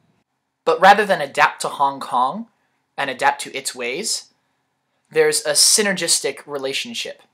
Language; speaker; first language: English; native; English